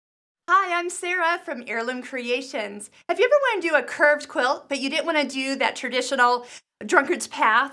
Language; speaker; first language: English; native; English